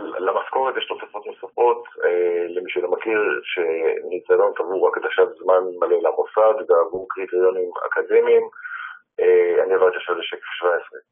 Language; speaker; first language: Hebrew; native; Hebrew